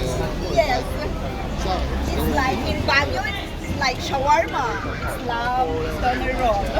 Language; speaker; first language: English; non-native, learner; Filipino